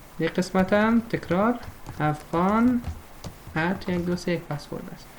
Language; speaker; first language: Persian; native; Persian